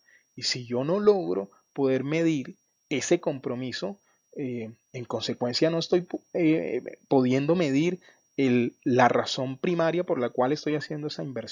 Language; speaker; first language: Spanish; native; Spanish